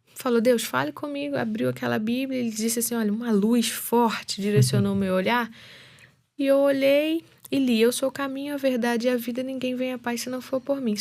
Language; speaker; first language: Portuguese; native; Portuguese